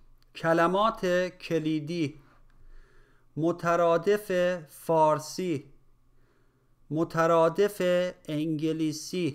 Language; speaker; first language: Persian; native; Persian